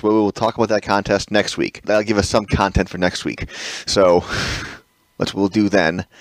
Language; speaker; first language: English; native; English